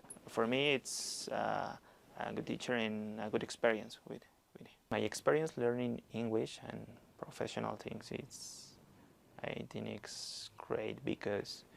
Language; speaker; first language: English; non-native, learner; Spanish